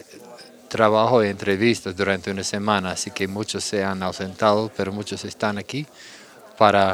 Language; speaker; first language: Spanish; non-native, fluent; English